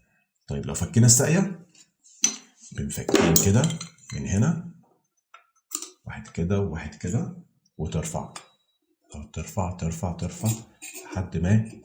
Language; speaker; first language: Arabic; native; Arabic